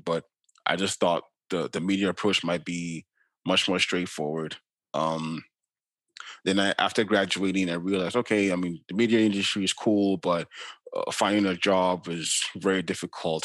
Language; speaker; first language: English; non-native, local second language; Yoruba